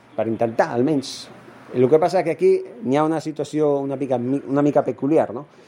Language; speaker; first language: Catalan; non-native, local second language; Spanish